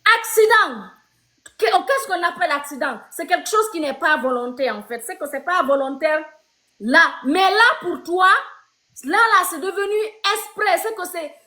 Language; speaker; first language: French; non-native, local second language; Fula